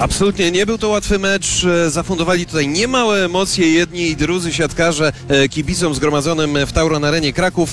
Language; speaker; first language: Polish; native; Polish